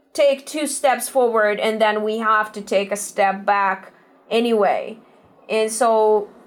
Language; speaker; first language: English; non-native, fluent; Russian